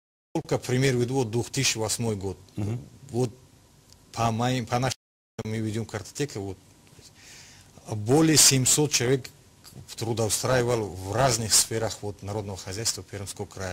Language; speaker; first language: Russian; non-native, local second language; Tajik